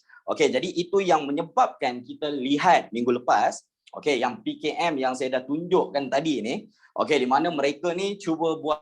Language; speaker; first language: Malay; native; Malay